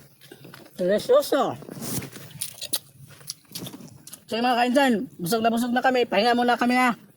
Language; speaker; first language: Filipino; non-native, local second language; Cebuano